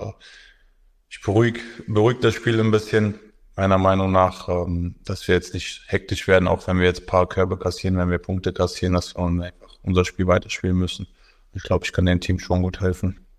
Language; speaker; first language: German; native; German